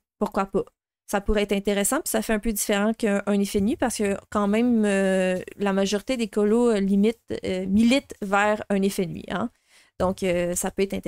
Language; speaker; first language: French; native; French